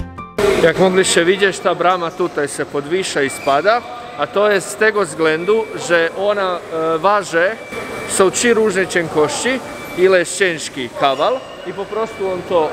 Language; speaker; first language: Polish; non-native, fluent; Croatian